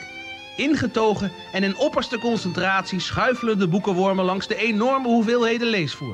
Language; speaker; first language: Dutch; native; Dutch